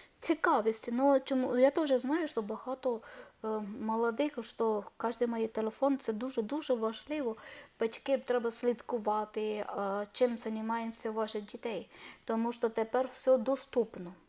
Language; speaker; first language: Ukrainian; non-native, learner; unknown